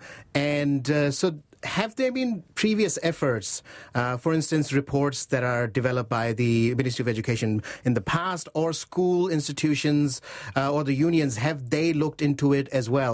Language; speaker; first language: English; non-native, local second language; Urdu